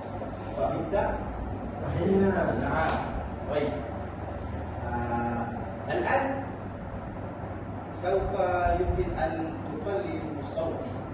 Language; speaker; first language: Arabic; non-native, learner; Malay